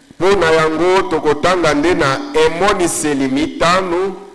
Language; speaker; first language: Lingala; native; Lingala